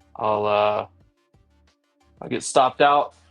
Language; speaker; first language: English; native; English